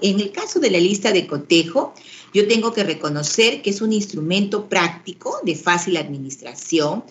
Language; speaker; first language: Spanish; native; Spanish